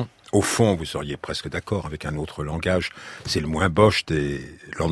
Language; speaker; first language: French; native; French